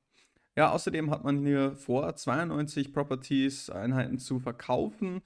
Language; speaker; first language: German; native; German